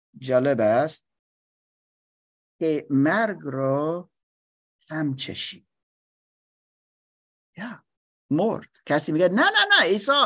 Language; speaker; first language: Persian; non-native, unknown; English